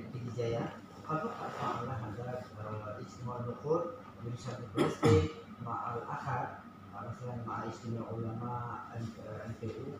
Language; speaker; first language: Arabic; non-native, learner; Indonesian